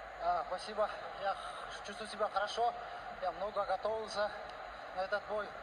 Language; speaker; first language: Russian; non-native, local second language; Kyrgyz